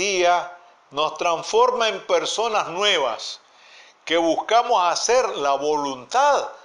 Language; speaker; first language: Spanish; native; Spanish